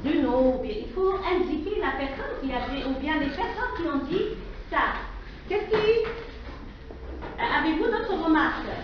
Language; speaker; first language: French; non-native, local second language; Arabic